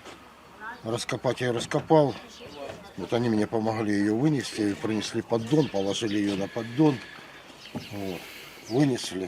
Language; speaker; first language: Russian; native; Russian